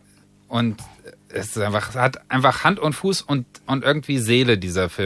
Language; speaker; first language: German; native; German